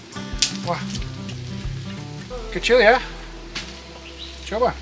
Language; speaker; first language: Indonesian; non-native, learner; Dutch